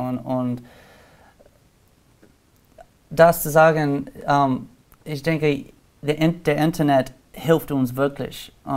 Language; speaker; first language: German; non-native, learner; English